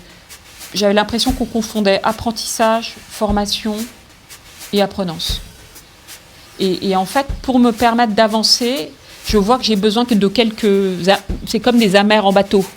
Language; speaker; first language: French; native; French